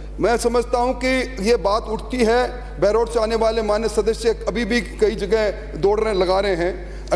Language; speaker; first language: Hindi; native; Hindi